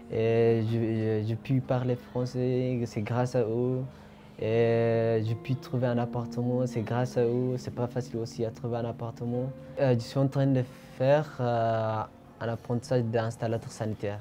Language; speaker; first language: French; non-native, fluent; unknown